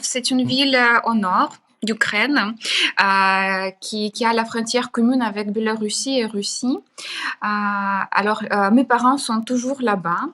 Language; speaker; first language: French; non-native, fluent; Ukrainian